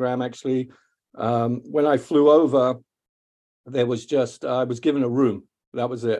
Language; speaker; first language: English; native; English